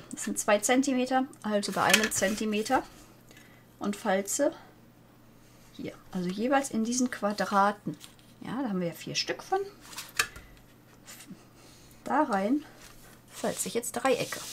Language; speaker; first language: German; native; German